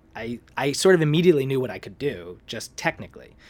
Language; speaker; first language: English; native; English